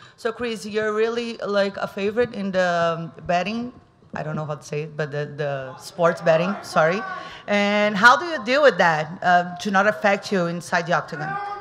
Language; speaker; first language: English; non-native, fluent; Portuguese